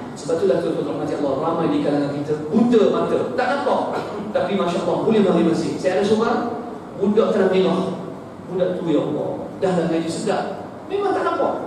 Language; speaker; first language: Malay; non-native, fluent; Arabic